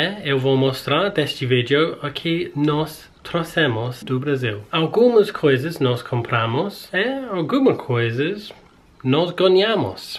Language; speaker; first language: Portuguese; non-native, learner; English